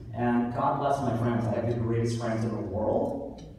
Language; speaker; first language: English; native; English